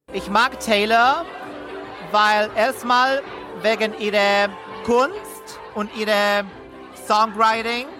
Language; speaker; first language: German; non-native, learner; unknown